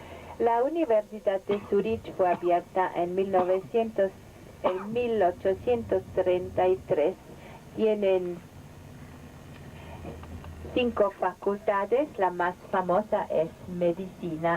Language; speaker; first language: Spanish; non-native, fluent; German